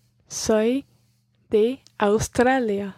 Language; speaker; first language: Spanish; non-native, learner; English